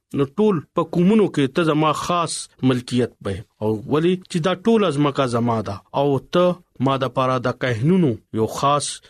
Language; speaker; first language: Pashto; non-native, local second language; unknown